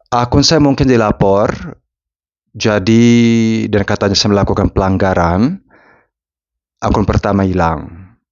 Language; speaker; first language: Indonesian; non-native, fluent; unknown